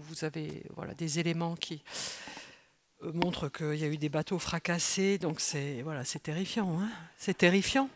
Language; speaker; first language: French; native; French